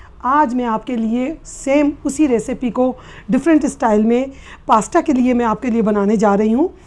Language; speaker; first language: Urdu; native; Urdu